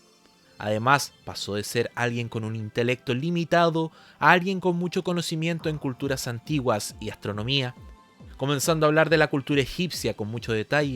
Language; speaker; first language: Spanish; native; Spanish